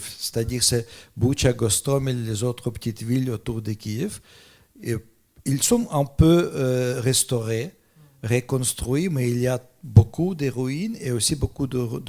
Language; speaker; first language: French; non-native, fluent; Russian